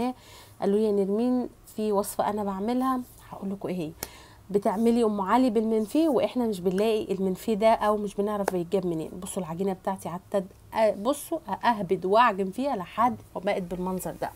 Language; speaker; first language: Arabic; native; Arabic